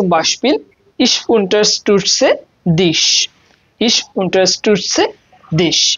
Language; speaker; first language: German; non-native, learner; Bangla